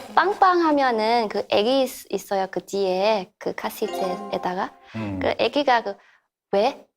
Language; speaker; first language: Korean; non-native, learner; English